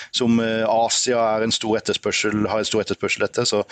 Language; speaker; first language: Norwegian; native; Norwegian